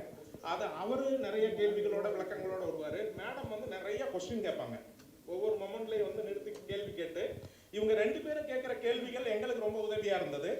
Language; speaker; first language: Tamil; native; Tamil